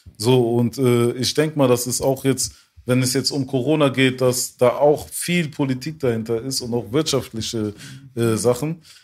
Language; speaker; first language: German; early bilingual, other home language; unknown